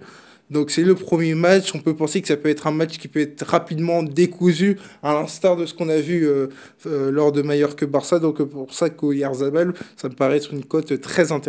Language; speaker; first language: French; native; French